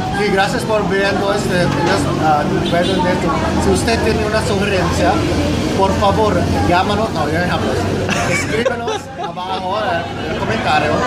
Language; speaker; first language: Spanish; non-native, fluent; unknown